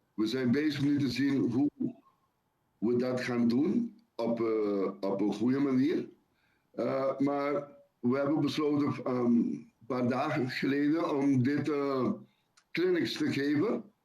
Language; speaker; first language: Dutch; non-native, local second language; Papiamento